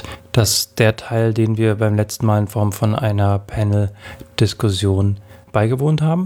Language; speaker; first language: German; native; German